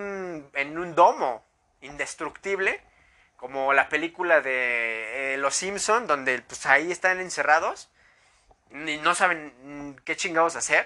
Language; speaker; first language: Spanish; native; Spanish